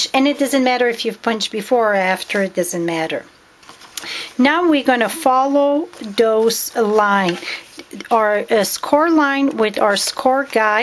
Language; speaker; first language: English; non-native, fluent; French